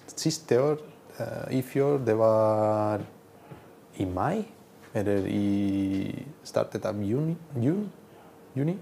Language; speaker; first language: Norwegian; non-native, learner; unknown